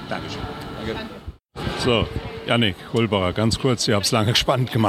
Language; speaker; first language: German; native; German